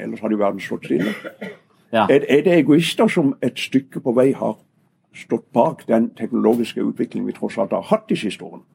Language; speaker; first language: Norwegian; native; Norwegian